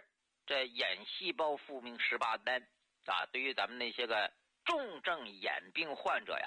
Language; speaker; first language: Chinese; native; Chinese